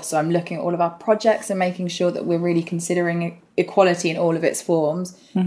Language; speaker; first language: English; native; English